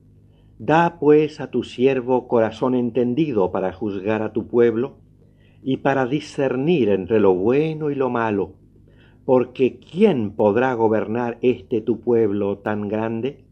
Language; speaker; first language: Spanish; native; Spanish